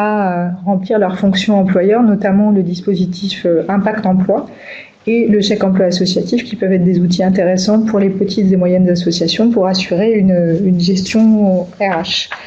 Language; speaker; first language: French; native; French